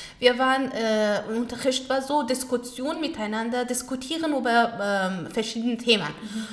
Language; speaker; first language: German; non-native, learner; Pashto